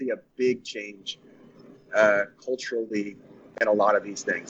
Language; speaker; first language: English; native; English